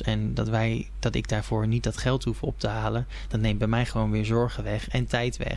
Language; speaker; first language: Dutch; native; Dutch